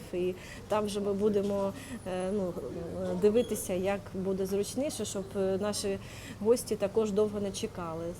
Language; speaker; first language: Ukrainian; native; Ukrainian